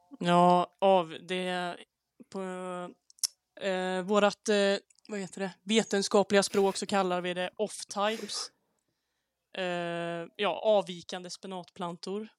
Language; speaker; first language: Swedish; native; Swedish